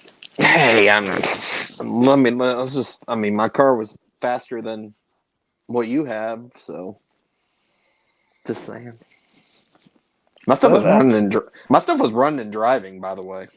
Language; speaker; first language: English; native; English